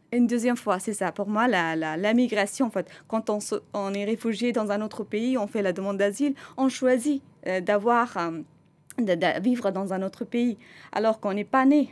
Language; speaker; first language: French; non-native, fluent; Persian